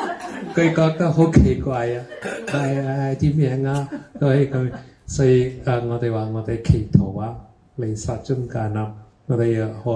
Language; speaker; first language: Cantonese; early bilingual, heritage; Cantonese